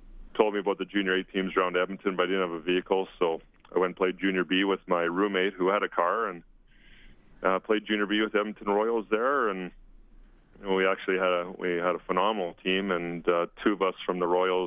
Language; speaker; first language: English; native; English